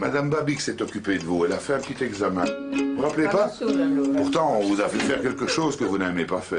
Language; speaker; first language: French; native; French